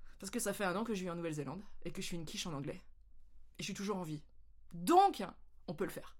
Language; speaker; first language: French; native; French